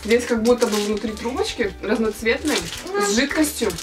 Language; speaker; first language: Russian; native; Russian